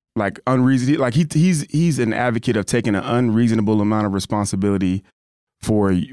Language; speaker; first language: English; native; English